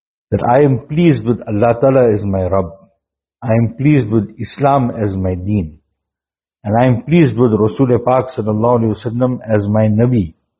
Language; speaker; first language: English; native; English